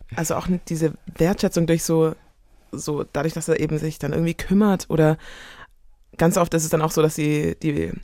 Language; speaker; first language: German; native; German